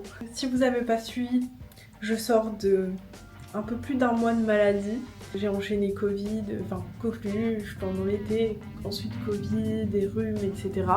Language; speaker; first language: French; native; French